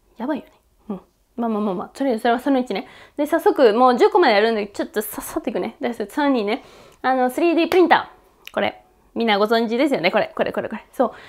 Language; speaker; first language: Japanese; non-native, fluent; Spanish